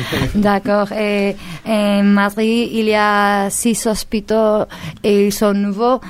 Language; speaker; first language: French; non-native, learner; Spanish